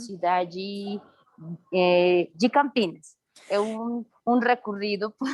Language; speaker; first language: Portuguese; non-native, learner; Spanish